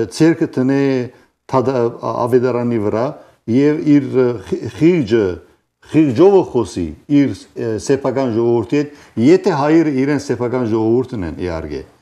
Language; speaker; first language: Armenian; early bilingual, heritage; Armenian